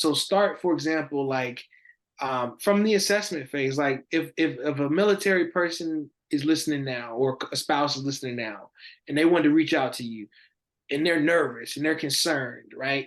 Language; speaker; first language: English; native; English